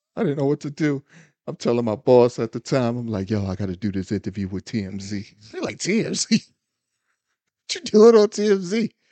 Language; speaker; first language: English; native; English